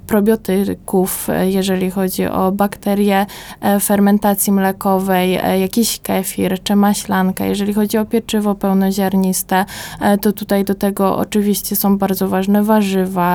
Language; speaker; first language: Polish; native; Polish